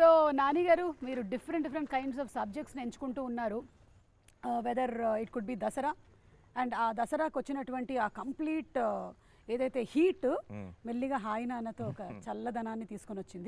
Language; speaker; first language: Telugu; native; Telugu